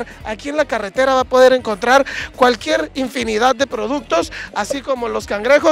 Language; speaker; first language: Spanish; native; Spanish